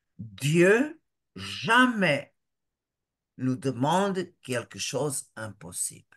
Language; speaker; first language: French; non-native, fluent; Portuguese